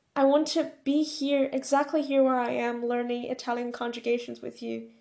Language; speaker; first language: English; non-native, fluent; Portuguese